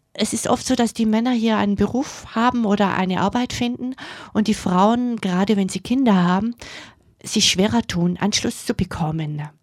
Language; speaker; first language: German; native; German